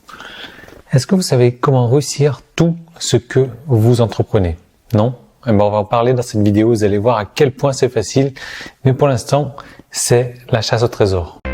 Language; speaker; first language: French; native; French